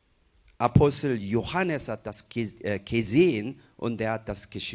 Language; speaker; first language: German; non-native, fluent; Korean